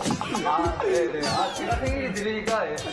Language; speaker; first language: Korean; non-native, learner; Thai